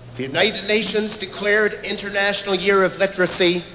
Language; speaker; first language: English; native; English